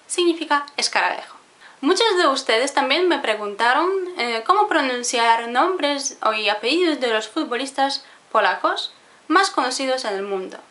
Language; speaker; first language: Spanish; non-native, fluent; Polish